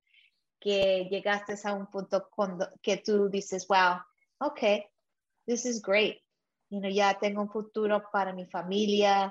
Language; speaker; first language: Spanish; early bilingual, heritage; English